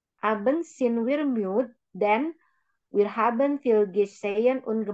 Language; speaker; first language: German; non-native, learner; Indonesian